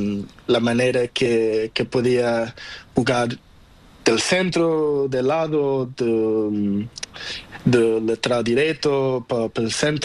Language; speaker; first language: Spanish; non-native, learner; Portuguese